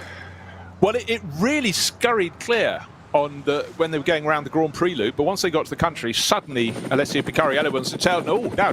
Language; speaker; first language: English; native; English